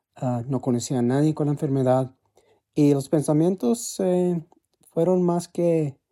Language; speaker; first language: Spanish; early bilingual, heritage; Spanish